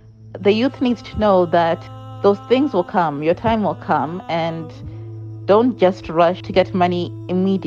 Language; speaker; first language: English; non-native, local second language; Shona